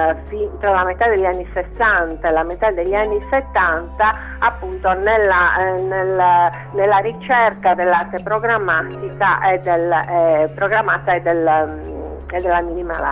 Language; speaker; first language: Italian; native; Italian